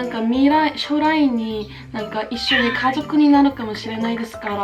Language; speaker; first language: Japanese; non-native, learner; Korean